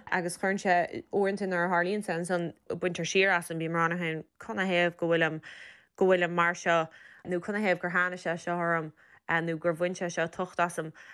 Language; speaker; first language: Irish; native; Irish